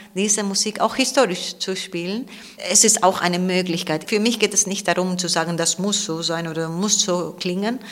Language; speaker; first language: German; non-native, fluent; Spanish